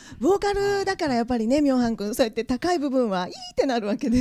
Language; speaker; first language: Japanese; native; Japanese